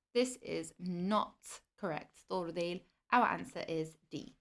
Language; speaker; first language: English; non-native, fluent; Turkish